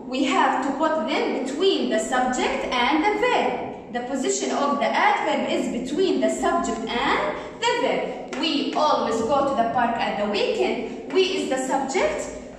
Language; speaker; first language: English; non-native, fluent; Arabic